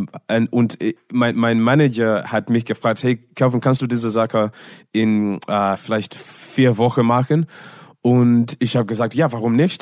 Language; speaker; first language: German; non-native, learner; English